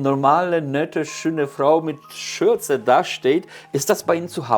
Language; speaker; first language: German; non-native, fluent; Polish